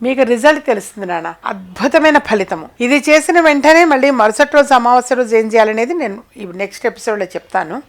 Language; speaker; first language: Telugu; native; Telugu